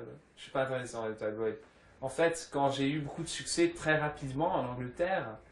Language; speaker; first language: French; early bilingual, other home language; English